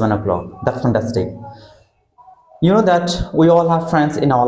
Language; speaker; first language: English; non-native, fluent; Hindi